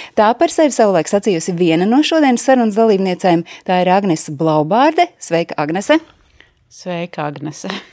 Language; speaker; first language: Latvian; native; Latvian